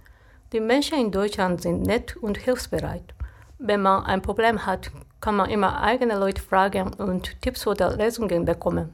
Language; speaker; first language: German; non-native, fluent; Japanese